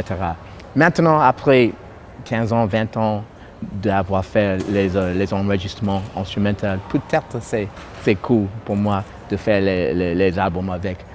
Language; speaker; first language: French; non-native, fluent; English